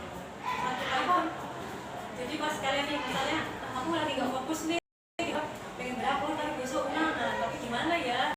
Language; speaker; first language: Indonesian; native; Indonesian